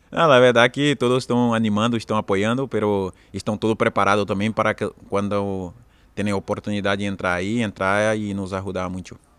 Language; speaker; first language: Portuguese; native; Portuguese